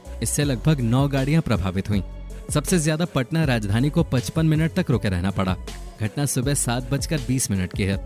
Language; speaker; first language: Hindi; native; Hindi